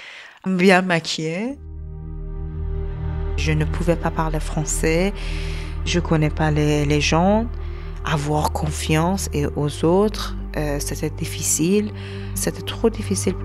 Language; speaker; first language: French; non-native, learner; Persian